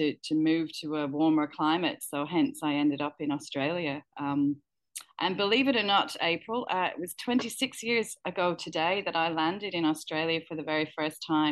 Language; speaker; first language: English; native; English